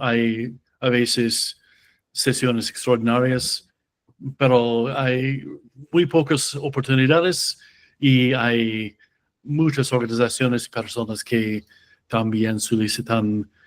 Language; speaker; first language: Spanish; non-native, fluent; English